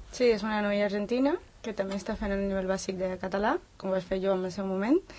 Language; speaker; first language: Catalan; non-native, fluent; Spanish